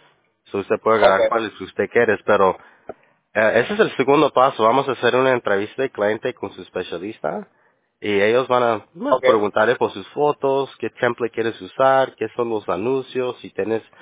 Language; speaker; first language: Spanish; early bilingual, heritage; Spanish